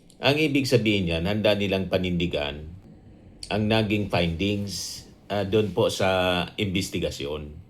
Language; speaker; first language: Filipino; non-native, local second language; Bikol